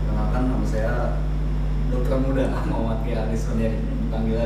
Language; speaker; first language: Indonesian; native; Indonesian